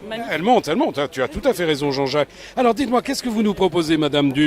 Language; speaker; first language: French; native; French